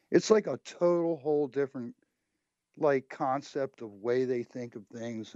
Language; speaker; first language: English; native; English